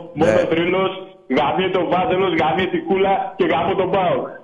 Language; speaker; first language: Greek; native; Greek